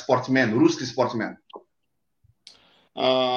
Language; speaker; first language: Russian; non-native, learner; Portuguese